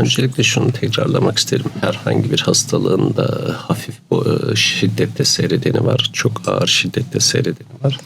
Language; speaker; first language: Turkish; native; Turkish